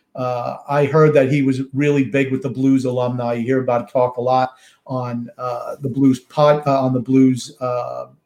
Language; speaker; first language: English; native; English